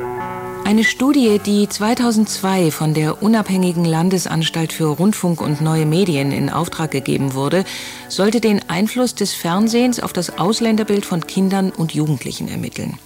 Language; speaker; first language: German; native; German